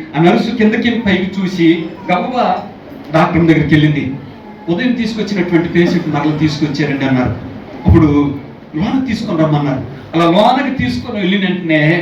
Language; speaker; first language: Telugu; non-native, local second language; Koya